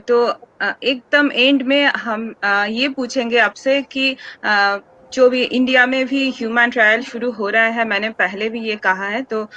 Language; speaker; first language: Hindi; non-native, local second language; Bangla